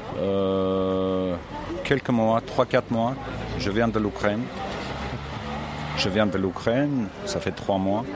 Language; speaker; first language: French; non-native, learner; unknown